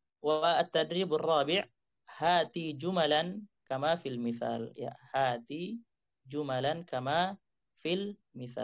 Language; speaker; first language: Arabic; non-native, fluent; Indonesian